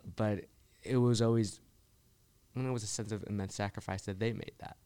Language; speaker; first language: English; early bilingual, other home language; Chinese